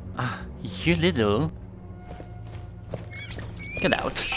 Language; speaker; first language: English; non-native, fluent; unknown